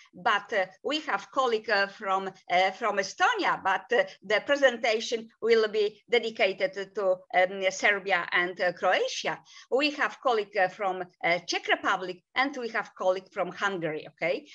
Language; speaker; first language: English; non-native, fluent; Polish